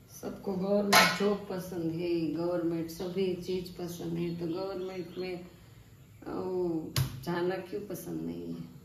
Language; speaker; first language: Hindi; non-native, local second language; Gujarati